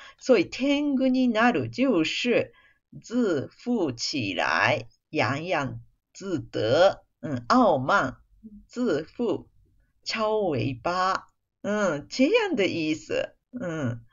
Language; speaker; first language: Chinese; non-native, fluent; Japanese